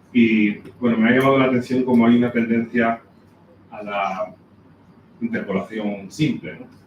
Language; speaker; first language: Spanish; native; Spanish